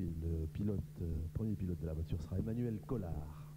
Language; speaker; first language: French; native; French